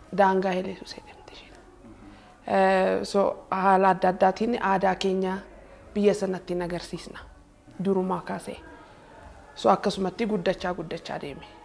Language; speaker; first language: Oromo; early bilingual, heritage; Oromo